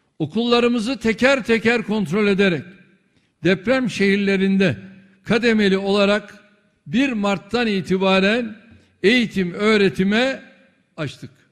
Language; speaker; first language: Turkish; native; Turkish